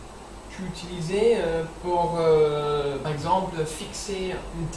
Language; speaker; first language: French; non-native, learner; English